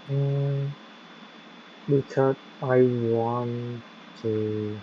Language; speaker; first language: English; non-native, learner; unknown